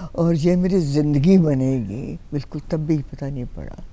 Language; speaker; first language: Hindi; native; Hindi